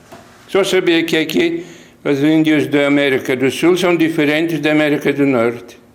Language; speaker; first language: Portuguese; non-native, fluent; Lithuanian